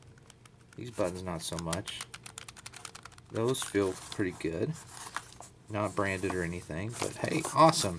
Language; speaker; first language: English; native; English